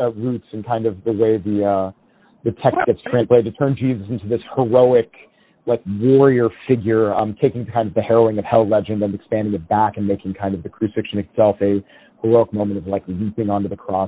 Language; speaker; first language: English; native; English